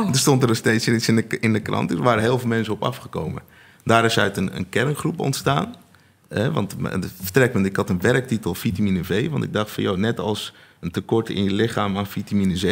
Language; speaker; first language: Dutch; native; Dutch